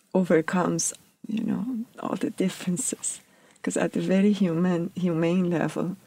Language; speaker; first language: English; non-native, fluent; Persian